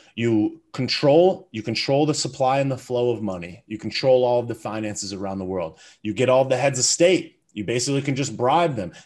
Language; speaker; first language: English; native; English